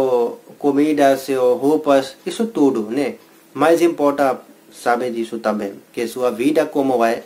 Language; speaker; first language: Portuguese; non-native, learner; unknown